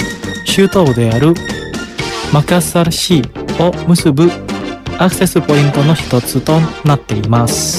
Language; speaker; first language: Japanese; non-native, fluent; Indonesian